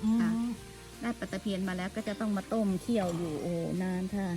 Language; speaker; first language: Thai; native; Thai